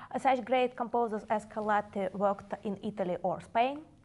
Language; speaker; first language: English; non-native, fluent; Russian